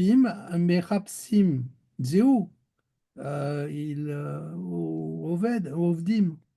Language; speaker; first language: Hebrew; non-native, learner; French